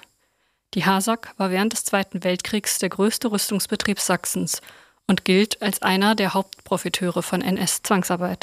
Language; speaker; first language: German; native; German